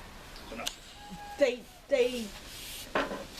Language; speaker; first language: English; native; English